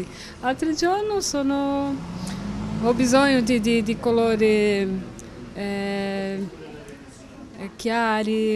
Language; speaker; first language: Italian; non-native, fluent; Portuguese